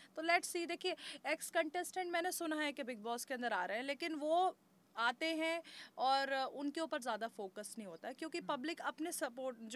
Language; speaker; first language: Hindi; native; Hindi